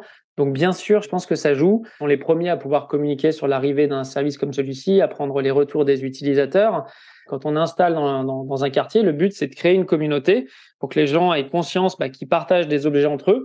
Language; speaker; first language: French; native; French